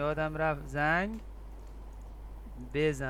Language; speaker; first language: Persian; non-native, fluent; Urdu